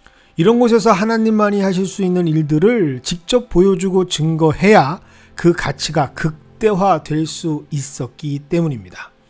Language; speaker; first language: Korean; native; Korean